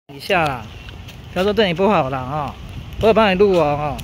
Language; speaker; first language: Chinese; native; Chinese